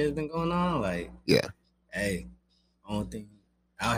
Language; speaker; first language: English; early bilingual, other home language; Spanish